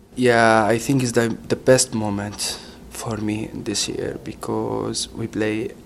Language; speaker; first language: English; non-native, learner; Arabic